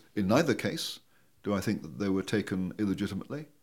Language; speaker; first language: English; native; English